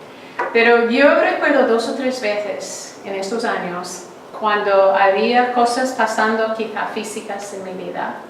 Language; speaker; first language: Spanish; non-native, fluent; English